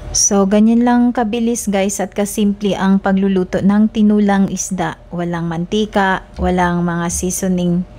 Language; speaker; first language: Filipino; non-native, local second language; Cebuano